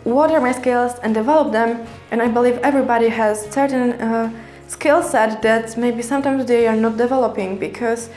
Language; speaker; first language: English; non-native, fluent; Polish